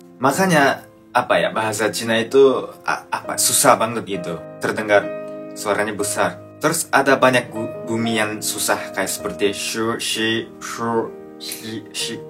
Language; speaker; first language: Indonesian; non-native, fluent; Japanese